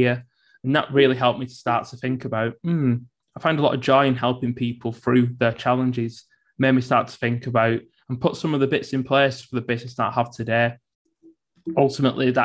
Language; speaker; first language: English; native; English